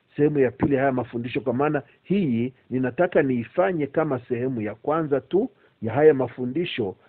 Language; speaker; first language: Swahili; native; Swahili